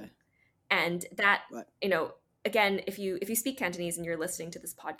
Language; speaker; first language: English; native; English